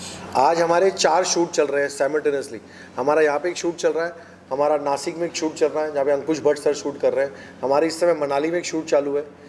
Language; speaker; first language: Hindi; native; Hindi